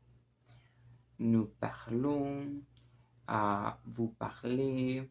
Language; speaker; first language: French; non-native, learner; Spanish